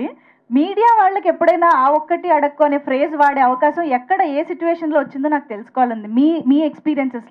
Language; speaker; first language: Telugu; native; Telugu